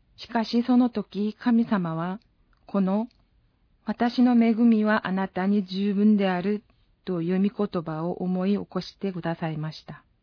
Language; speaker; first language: Japanese; non-native, fluent; Korean